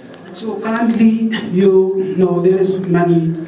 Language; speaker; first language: English; non-native, fluent; Arabic